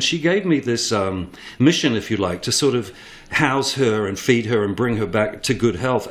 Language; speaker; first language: English; native; English